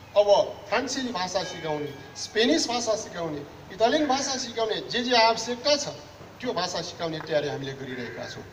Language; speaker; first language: Nepali; non-native, local second language; Newari